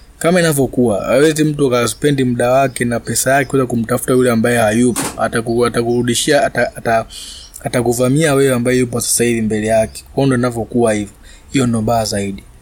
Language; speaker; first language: Swahili; native; Swahili